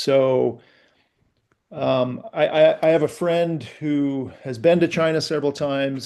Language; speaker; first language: English; native; English